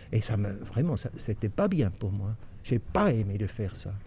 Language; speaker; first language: French; non-native, local second language; German